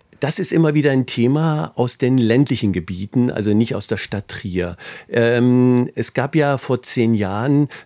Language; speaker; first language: German; native; German